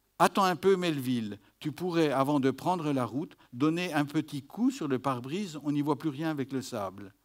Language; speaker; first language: French; native; French